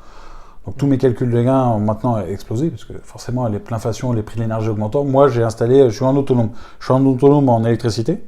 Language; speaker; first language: French; native; French